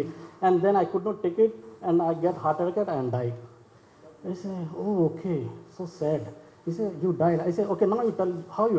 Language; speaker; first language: English; non-native, learner; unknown